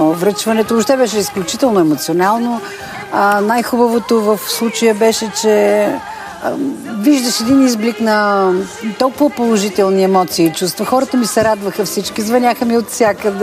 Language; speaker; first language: Bulgarian; native; Bulgarian